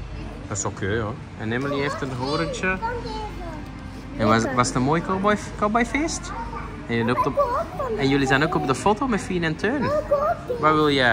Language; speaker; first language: Dutch; native; Dutch